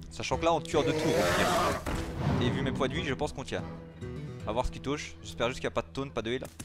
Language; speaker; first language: French; native; French